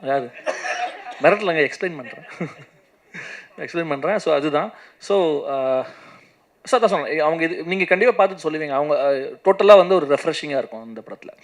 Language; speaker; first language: Tamil; native; Tamil